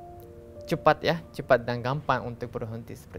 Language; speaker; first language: Indonesian; non-native, learner; Japanese